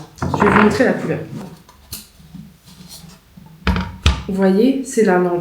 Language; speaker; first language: French; native; French